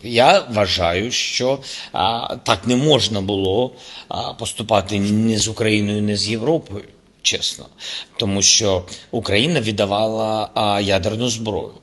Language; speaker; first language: Ukrainian; non-native, local second language; Russian